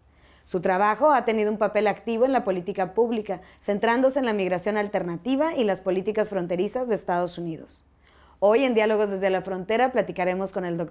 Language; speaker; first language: Spanish; native; Spanish